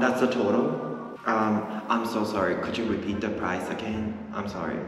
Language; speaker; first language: English; non-native, fluent; Japanese